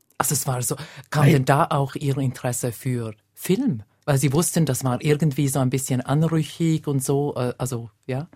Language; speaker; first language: German; native; German